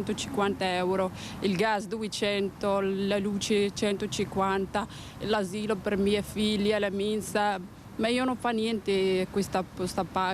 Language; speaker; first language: Italian; non-native, learner; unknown